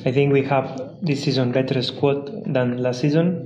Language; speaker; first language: English; non-native, fluent; Spanish